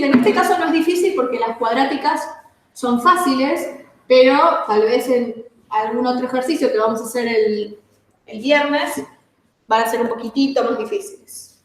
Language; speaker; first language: Spanish; native; Spanish